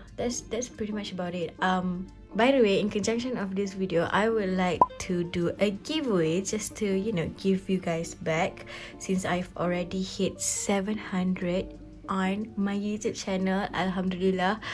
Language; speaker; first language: English; non-native, local second language; Malay